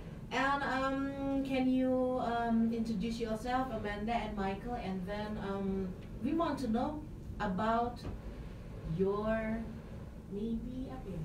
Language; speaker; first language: English; non-native, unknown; Indonesian